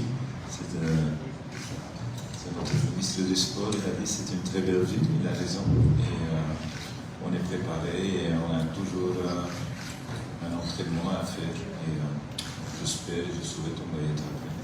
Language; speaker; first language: French; non-native, fluent; Dutch